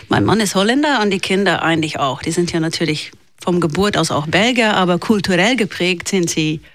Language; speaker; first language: German; non-native, local second language; Dutch